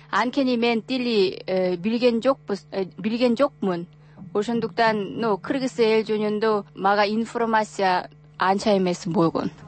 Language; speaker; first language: Kyrgyz; non-native, learner; Korean